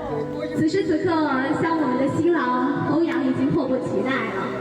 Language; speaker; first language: Chinese; native; Chinese